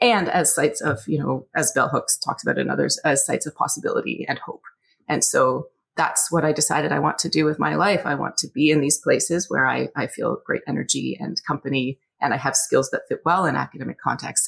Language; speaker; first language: English; native; English